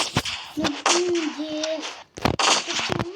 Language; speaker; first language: Romanian; early bilingual, heritage; Romanian